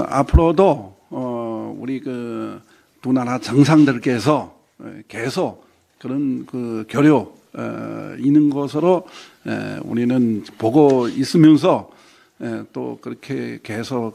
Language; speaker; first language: Korean; non-native, fluent; Chinese